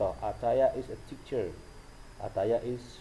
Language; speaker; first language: English; non-native, learner; Indonesian